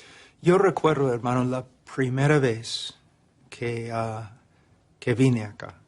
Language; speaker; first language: Spanish; non-native, fluent; English